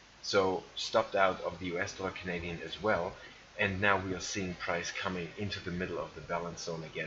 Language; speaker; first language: English; non-native, fluent; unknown